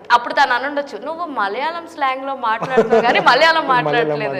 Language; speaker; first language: Telugu; native; Telugu